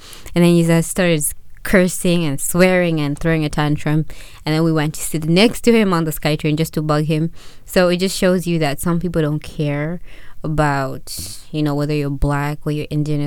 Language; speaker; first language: English; non-native, local second language; Shona